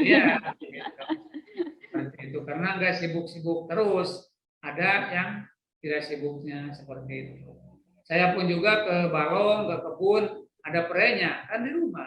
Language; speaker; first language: Indonesian; non-native, local second language; Sundanese